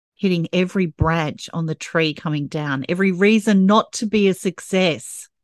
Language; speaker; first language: English; native; English